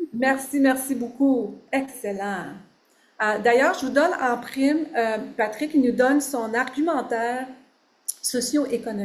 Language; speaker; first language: French; native; French